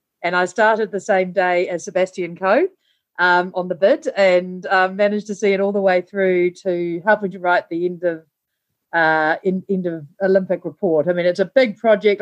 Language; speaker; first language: English; native; English